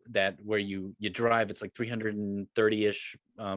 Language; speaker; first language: English; native; English